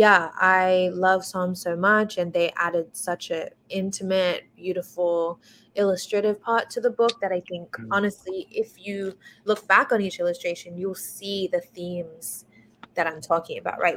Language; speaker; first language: English; native; English